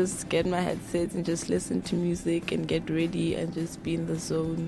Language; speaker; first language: English; non-native, local second language; Southern Sotho